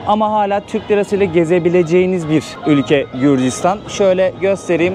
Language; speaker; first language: Turkish; native; Turkish